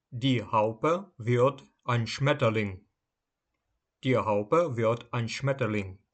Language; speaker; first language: German; non-native, fluent; Ukrainian